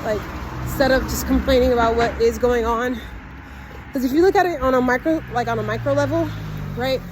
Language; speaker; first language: English; native; English